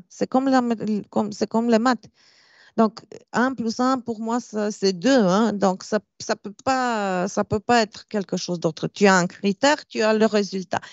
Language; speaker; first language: French; non-native, fluent; Romanian